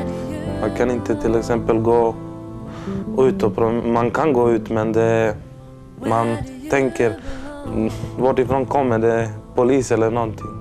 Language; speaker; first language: Swedish; early bilingual, other home language; Romany